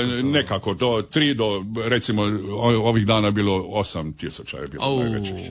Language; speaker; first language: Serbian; early bilingual, heritage; Serbian